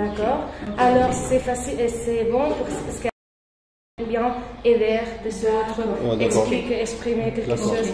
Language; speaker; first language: French; non-native, fluent; Spanish